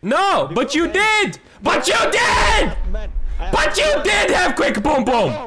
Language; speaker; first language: English; native; English